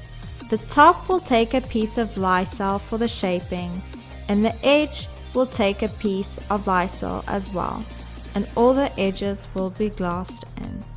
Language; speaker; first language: English; native; English